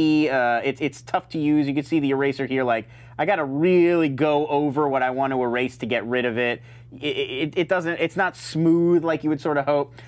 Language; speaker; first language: English; native; English